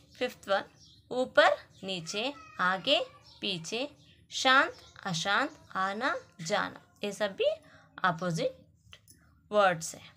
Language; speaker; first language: Hindi; non-native, local second language; Kannada